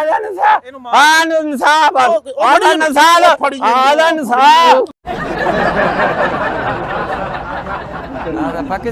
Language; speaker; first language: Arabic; non-native, learner; Punjabi